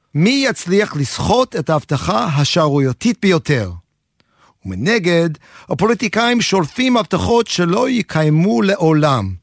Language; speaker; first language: Hebrew; non-native, fluent; English